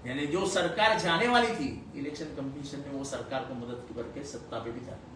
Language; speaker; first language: Hindi; non-native, local second language; Marathi